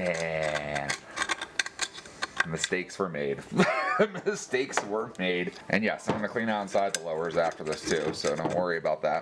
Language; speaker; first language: English; native; English